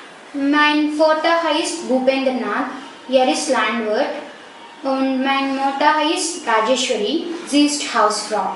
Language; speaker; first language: German; non-native, learner; Telugu